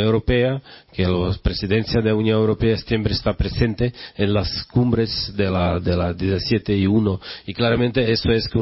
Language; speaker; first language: Spanish; non-native, learner; Czech